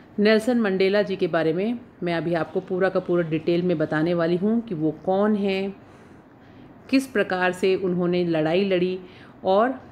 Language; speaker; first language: Hindi; native; Hindi